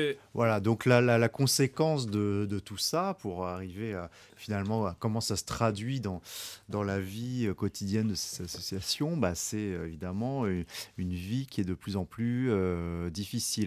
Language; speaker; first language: French; native; French